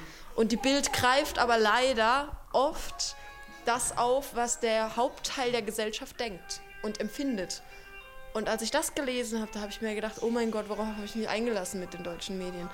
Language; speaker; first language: German; native; German